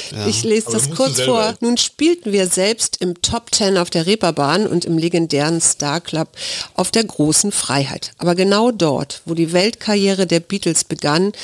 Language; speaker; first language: German; native; German